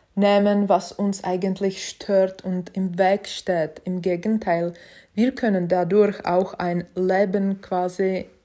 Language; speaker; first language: German; non-native, fluent; Czech